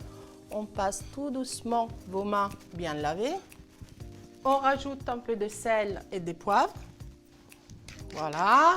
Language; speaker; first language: French; non-native, fluent; Italian